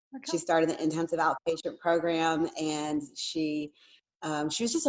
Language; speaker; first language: English; native; English